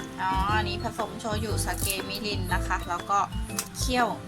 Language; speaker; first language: Thai; native; Thai